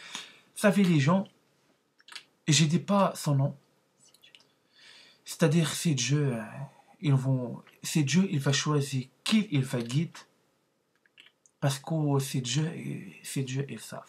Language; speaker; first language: French; non-native, learner; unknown